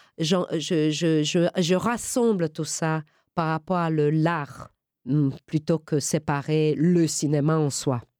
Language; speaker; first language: French; non-native, fluent; Romanian